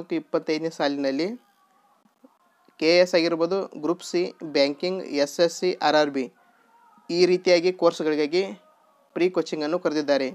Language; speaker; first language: Kannada; native; Kannada